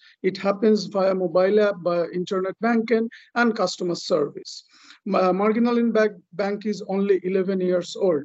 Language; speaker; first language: English; non-native, local second language; Bangla